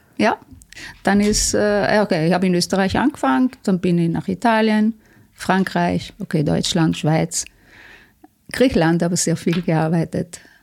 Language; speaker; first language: German; non-native, fluent; Italian